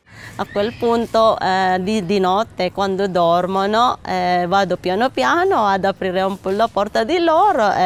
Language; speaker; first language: Italian; non-native, learner; Filipino